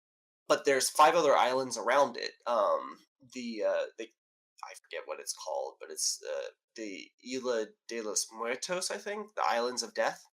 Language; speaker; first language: English; native; English